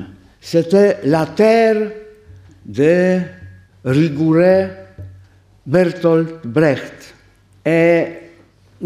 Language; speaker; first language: French; non-native, fluent; Polish